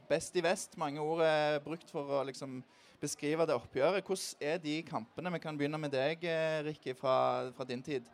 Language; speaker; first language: Norwegian; native; Norwegian